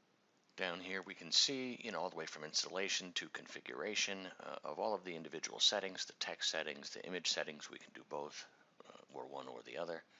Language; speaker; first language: English; native; English